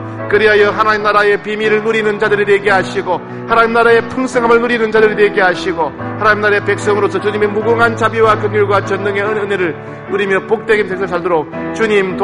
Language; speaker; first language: Korean; native; Korean